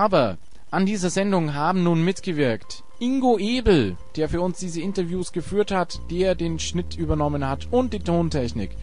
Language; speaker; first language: German; native; German